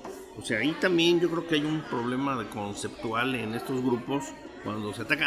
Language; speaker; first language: Spanish; native; Spanish